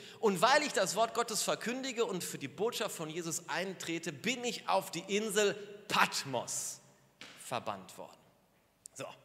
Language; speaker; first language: German; native; German